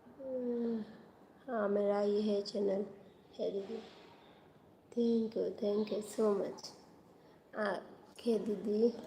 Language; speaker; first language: Hindi; non-native, local second language; Bangla